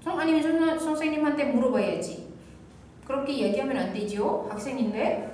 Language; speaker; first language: Korean; non-native, fluent; Indonesian